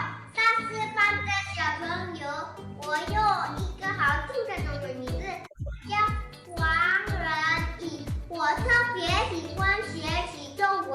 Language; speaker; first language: Chinese; non-native, learner; Indonesian